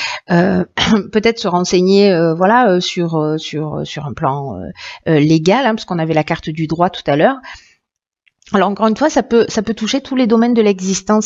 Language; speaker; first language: French; native; French